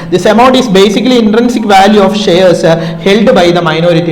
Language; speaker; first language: English; non-native, local second language; Malayalam